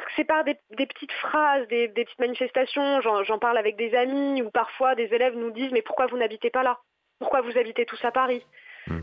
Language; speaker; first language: French; native; French